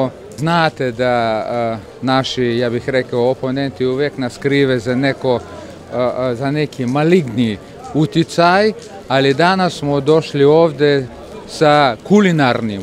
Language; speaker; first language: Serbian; non-native, fluent; Russian